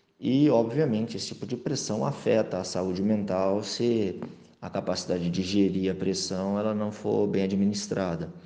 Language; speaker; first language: Portuguese; native; Portuguese